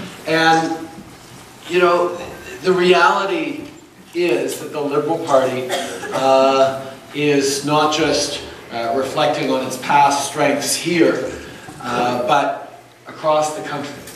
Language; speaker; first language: English; native; English